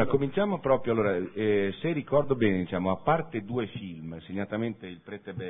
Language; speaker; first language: Italian; native; Italian